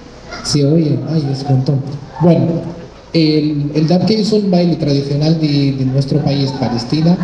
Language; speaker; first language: Spanish; non-native, fluent; Arabic